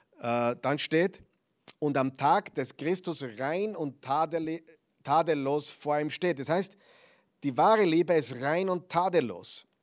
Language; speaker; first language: German; non-native, fluent; English